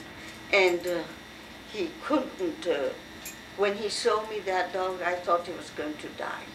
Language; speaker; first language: English; non-native, fluent; French